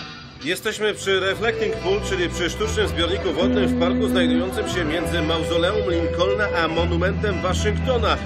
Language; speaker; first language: Polish; native; Polish